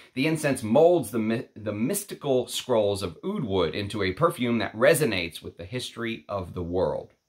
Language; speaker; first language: English; non-native, fluent; Arabic